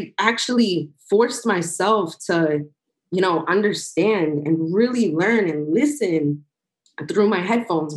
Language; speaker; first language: English; native; English